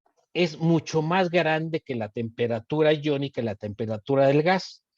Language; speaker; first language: Spanish; native; Spanish